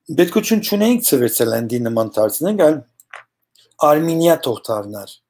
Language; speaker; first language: Armenian; early bilingual, heritage; Armenian